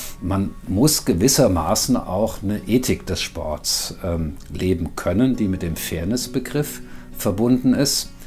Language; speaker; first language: German; native; German